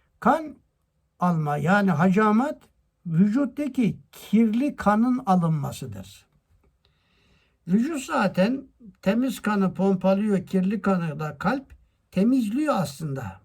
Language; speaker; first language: Turkish; native; Turkish